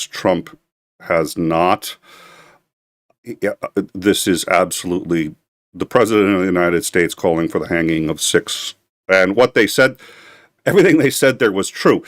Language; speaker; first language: English; native; English